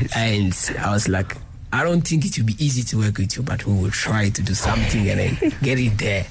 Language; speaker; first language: English; non-native, learner; Lingala